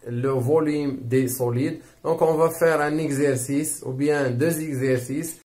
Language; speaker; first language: French; non-native, local second language; Arabic